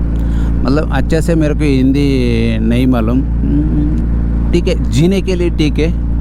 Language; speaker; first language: Hindi; non-native, local second language; Kannada